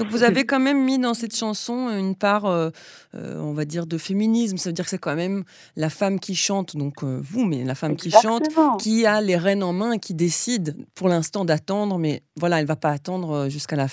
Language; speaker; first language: French; native; French